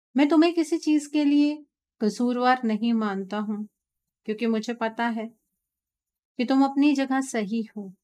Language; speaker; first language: Hindi; native; Hindi